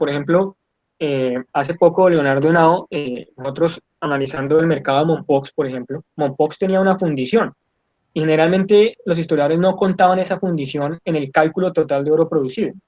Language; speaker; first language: Spanish; native; Spanish